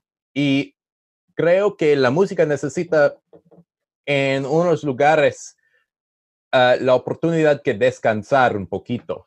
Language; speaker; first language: Spanish; non-native, learner; English